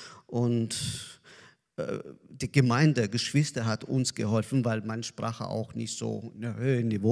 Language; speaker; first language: German; non-native, learner; Azerbaijani